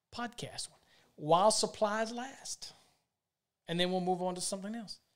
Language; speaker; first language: English; native; English